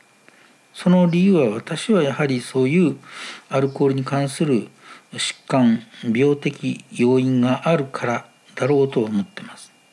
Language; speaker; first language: Japanese; native; Japanese